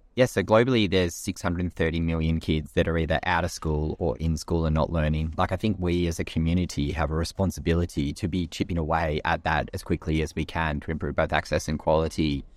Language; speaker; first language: English; native; English